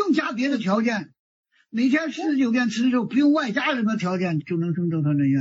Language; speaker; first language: Chinese; native; Chinese